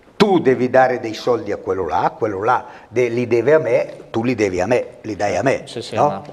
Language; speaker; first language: Italian; native; Italian